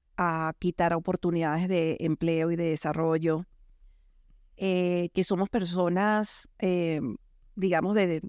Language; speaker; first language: Spanish; native; Spanish